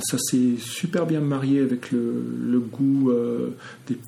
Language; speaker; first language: French; non-native, fluent; English